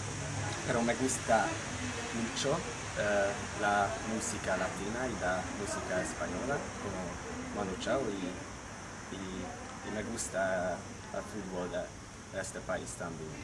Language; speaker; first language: Spanish; non-native, learner; Hungarian